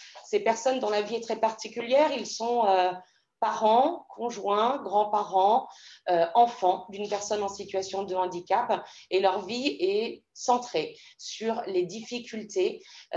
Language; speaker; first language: French; native; French